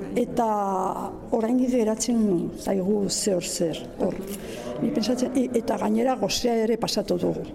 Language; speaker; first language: Basque; non-native, local second language; Spanish